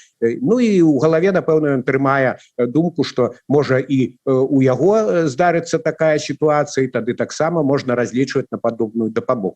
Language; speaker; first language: Belarusian; native; Belarusian